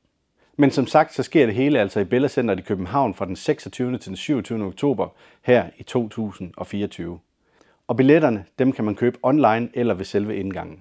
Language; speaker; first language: Danish; native; Danish